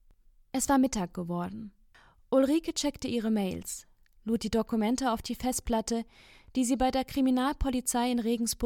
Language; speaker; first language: German; native; German